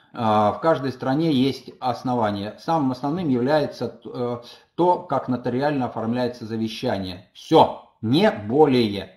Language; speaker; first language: Russian; native; Russian